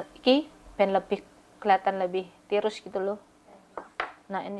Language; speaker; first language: Indonesian; non-native, local second language; Javanese